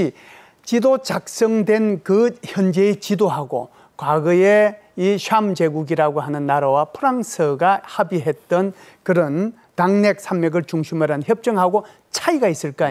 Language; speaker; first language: Korean; native; Korean